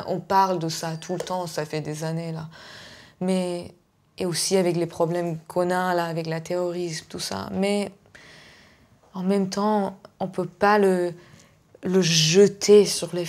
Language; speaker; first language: French; non-native, fluent; Persian